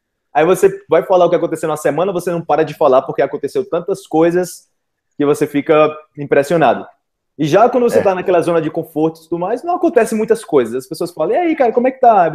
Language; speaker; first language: Portuguese; native; Portuguese